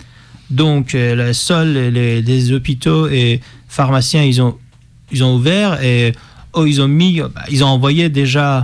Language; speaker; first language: French; non-native, fluent; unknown